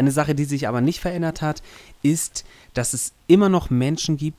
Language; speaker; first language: German; native; German